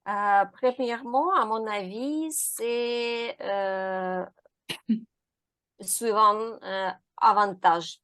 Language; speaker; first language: French; non-native, learner; Ukrainian